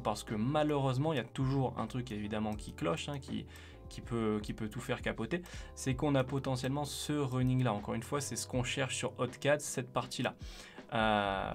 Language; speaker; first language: French; native; French